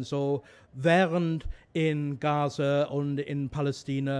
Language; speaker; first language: German; non-native, fluent; English